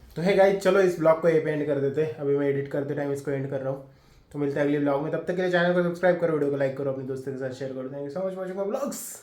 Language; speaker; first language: Hindi; non-native, local second language; Marathi